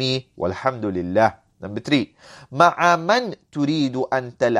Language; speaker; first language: Arabic; non-native, fluent; English